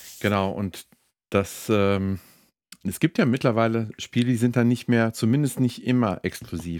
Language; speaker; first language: German; native; German